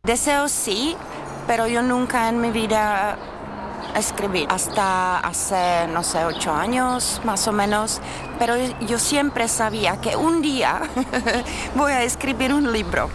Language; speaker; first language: Spanish; non-native, learner; Czech